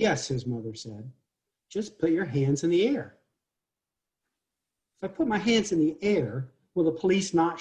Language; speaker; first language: English; native; English